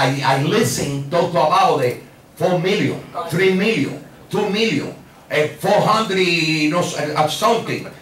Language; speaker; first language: English; non-native, learner; Spanish